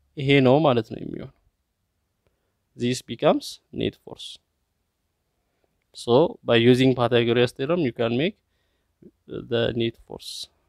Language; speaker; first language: English; non-native, fluent; Amharic